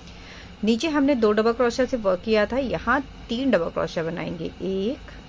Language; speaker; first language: Hindi; native; Hindi